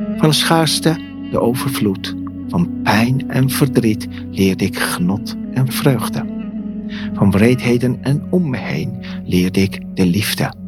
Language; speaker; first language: Dutch; non-native, fluent; Persian